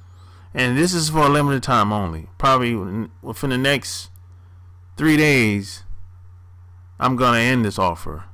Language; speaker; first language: English; native; English